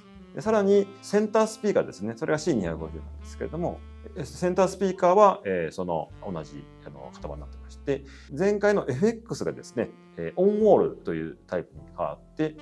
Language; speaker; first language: Japanese; native; Japanese